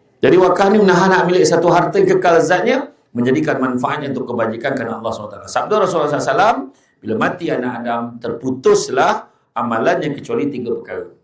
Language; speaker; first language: Malay; native; Malay